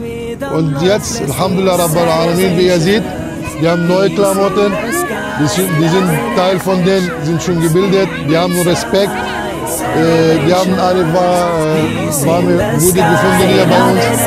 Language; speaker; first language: German; non-native, fluent; Arabic